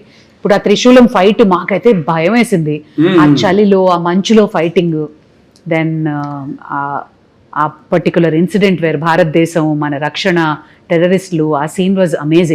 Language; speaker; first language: Telugu; native; Telugu